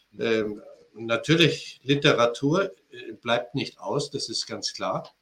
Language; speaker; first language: German; native; German